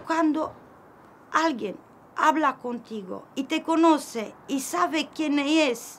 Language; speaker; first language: Spanish; non-native, learner; Romanian